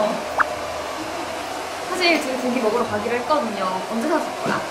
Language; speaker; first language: Korean; native; Korean